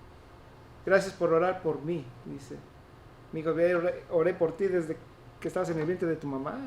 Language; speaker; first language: Spanish; native; Spanish